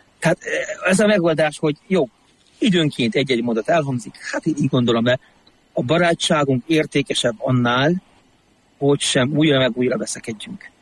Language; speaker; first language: Hungarian; native; Hungarian